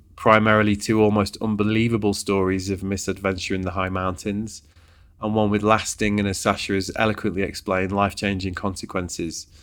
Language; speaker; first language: English; native; English